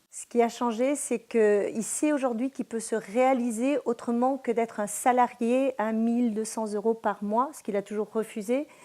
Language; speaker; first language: French; early bilingual, other home language; Spanish